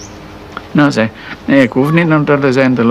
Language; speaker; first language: Dutch; non-native, local second language; Indonesian